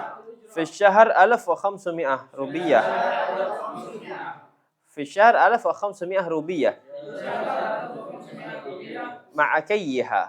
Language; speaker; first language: Arabic; non-native, fluent; Indonesian